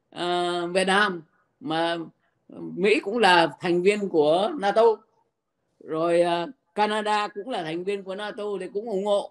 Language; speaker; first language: Vietnamese; native; Vietnamese